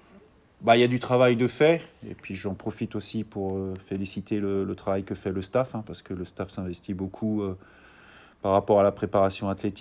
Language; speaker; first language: French; native; French